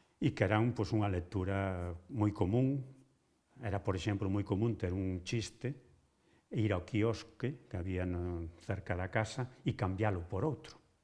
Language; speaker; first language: Galician; native; Galician